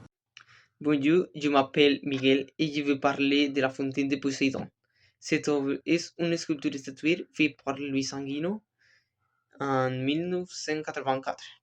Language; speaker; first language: French; non-native, learner; Spanish